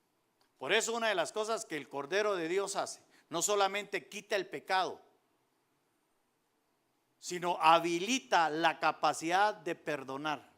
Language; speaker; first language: Spanish; native; Spanish